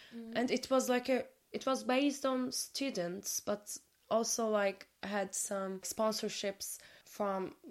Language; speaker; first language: English; non-native, fluent; Turkish